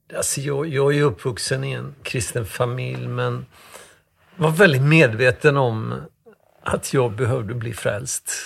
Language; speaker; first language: Swedish; native; Swedish